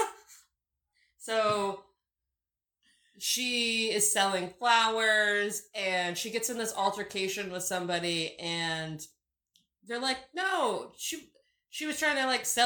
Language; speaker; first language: English; native; English